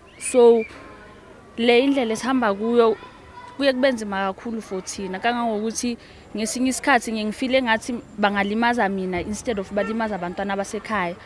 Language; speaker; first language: Zulu; native; Zulu